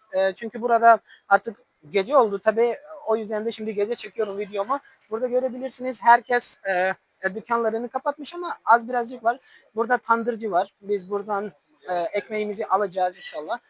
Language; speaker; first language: Turkish; non-native, fluent; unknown